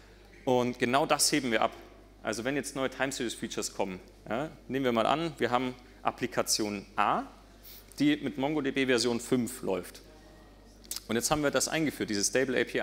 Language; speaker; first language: German; native; German